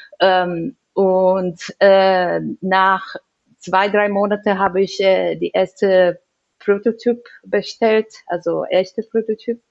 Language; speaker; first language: German; non-native, learner; Portuguese